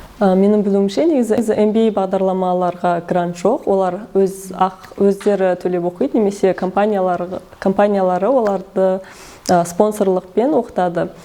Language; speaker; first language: Kazakh; early bilingual, heritage; Kazakh